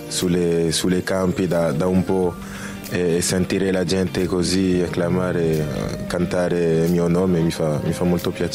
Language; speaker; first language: Italian; non-native, fluent; French